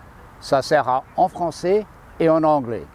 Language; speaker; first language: French; non-native, fluent; English